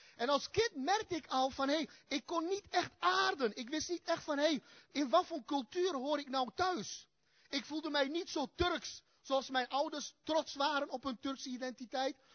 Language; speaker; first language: Dutch; early bilingual, other home language; Turkish